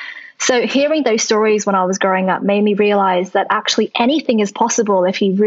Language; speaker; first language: English; early bilingual, other home language; Chinese